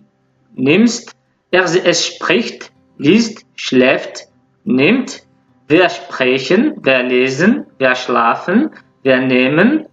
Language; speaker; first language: German; non-native, fluent; French